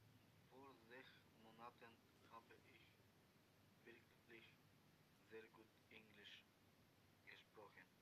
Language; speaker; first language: German; non-native, learner; Macedonian